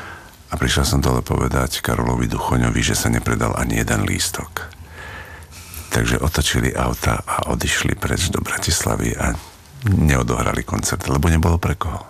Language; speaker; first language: Slovak; native; Slovak